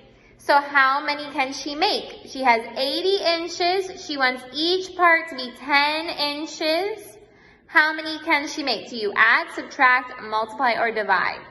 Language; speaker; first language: English; native; English